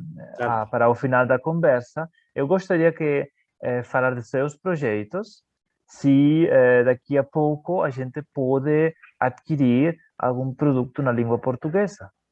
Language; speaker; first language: Portuguese; non-native, fluent; Spanish